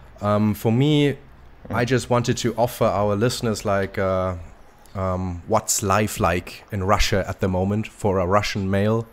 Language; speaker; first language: English; non-native, fluent; German